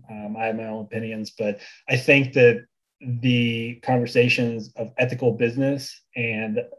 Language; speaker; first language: English; early bilingual, other home language; Bulgarian